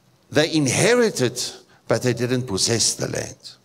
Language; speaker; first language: English; non-native, local second language; Afrikaans